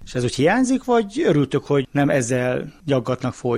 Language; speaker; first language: Hungarian; native; Hungarian